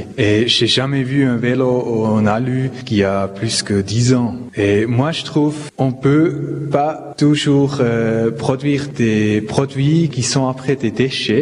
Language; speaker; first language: French; non-native, local second language; Swiss German